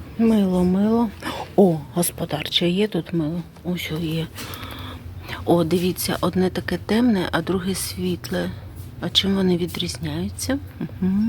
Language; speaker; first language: Ukrainian; non-native, local second language; Russian